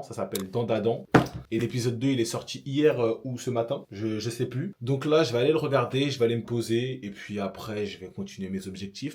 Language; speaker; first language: French; native; French